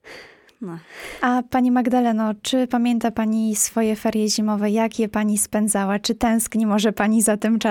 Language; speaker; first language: Polish; native; Polish